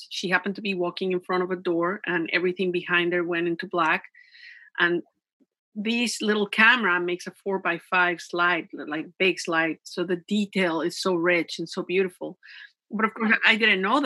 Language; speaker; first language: English; non-native, fluent; Spanish